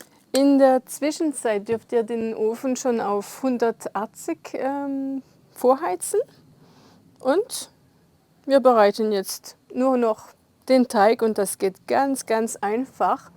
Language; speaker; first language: German; non-native, fluent; French